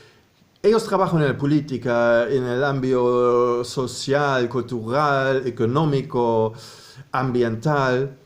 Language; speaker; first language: Spanish; non-native, fluent; German